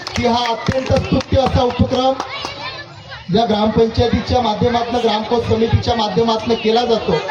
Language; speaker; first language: Marathi; non-native, local second language; Kukna